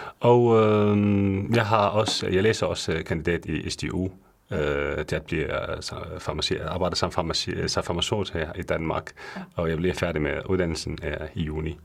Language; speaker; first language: Danish; non-native, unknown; Arabic